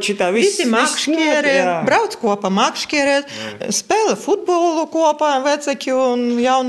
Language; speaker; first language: Latvian; non-native, local second language; Russian